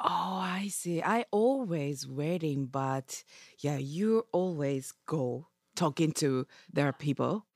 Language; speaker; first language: English; non-native, learner; Japanese